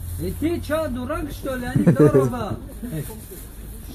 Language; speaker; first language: Russian; non-native, learner; Tajik